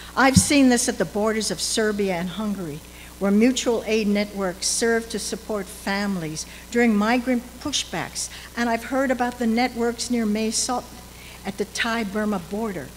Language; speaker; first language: English; native; English